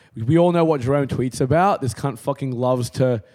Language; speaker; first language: English; native; English